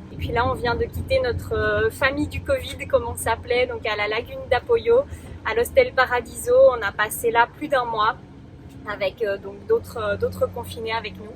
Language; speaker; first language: French; native; French